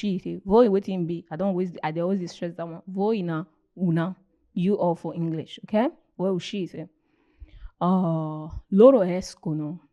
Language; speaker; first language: Italian; non-native, learner; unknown